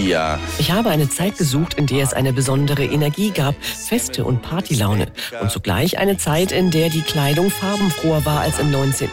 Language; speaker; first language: German; native; German